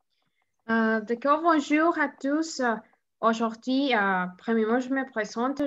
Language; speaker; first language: French; non-native, learner; Spanish